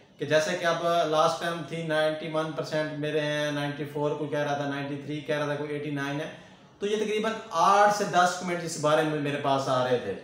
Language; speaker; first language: Urdu; non-native, local second language; Punjabi